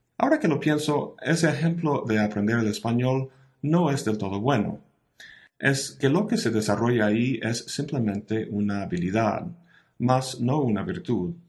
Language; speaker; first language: Spanish; non-native, fluent; English